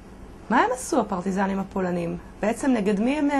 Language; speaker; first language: Hebrew; native; Hebrew